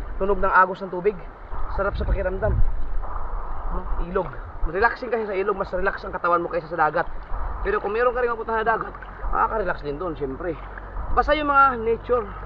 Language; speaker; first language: Filipino; native; Filipino